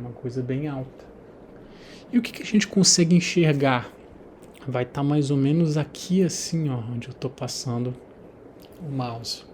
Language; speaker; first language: Portuguese; native; Portuguese